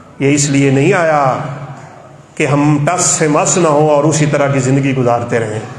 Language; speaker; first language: Urdu; non-native, local second language; Punjabi